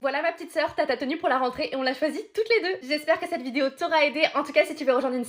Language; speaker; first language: French; native; French